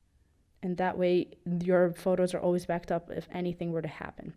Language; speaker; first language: English; native; English